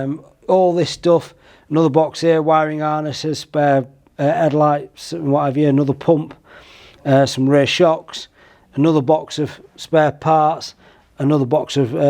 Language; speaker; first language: English; native; English